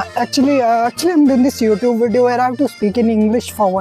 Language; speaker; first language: English; non-native, learner; Hindi